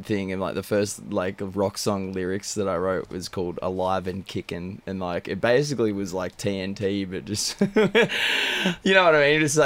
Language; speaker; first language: English; native; English